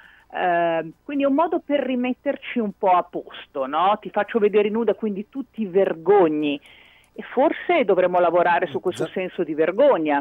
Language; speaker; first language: Italian; native; Italian